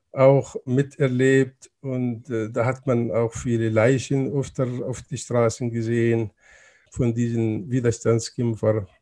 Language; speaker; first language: German; non-native, fluent; Arabic